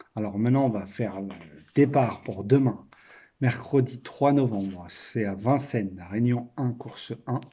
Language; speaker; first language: French; native; French